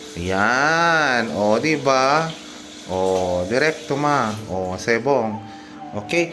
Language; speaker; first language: Filipino; non-native, local second language; Cebuano